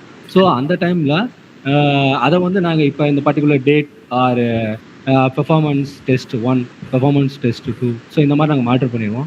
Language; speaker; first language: Tamil; native; Tamil